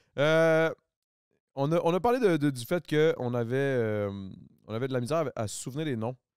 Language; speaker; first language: French; native; French